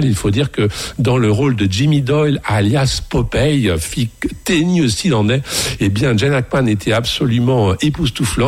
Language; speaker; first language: French; native; French